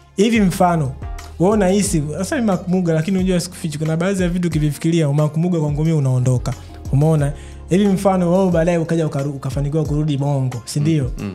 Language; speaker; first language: Swahili; native; Swahili